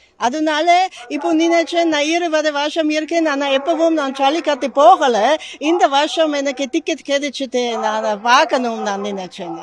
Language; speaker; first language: Tamil; non-native, learner; German